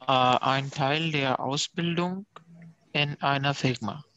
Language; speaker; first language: German; non-native, learner; Urdu